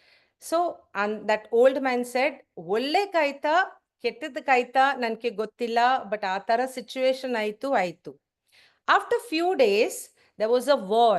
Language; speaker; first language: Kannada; non-native, learner; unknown